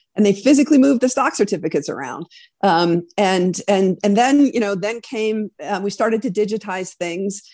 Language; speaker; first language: English; native; English